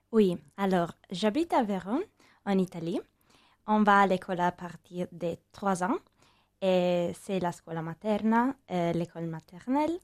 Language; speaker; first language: French; non-native, learner; Italian